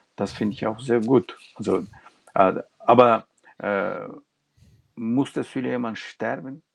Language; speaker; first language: German; non-native, local second language; Turkish